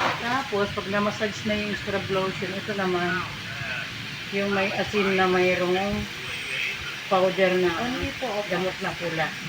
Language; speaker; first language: Filipino; non-native, local second language; Waray